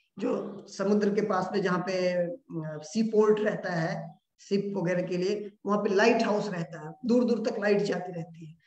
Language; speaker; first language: Hindi; native; Hindi